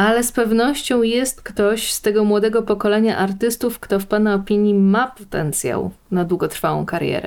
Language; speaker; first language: Polish; native; Polish